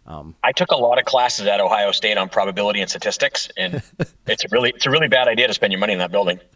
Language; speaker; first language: English; native; English